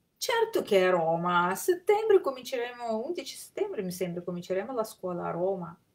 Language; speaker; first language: Italian; non-native, fluent; Russian